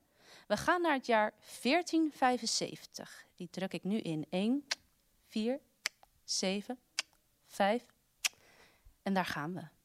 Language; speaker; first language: Dutch; native; Dutch